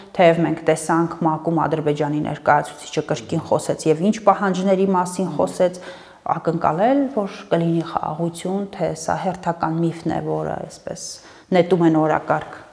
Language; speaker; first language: Armenian; native; Armenian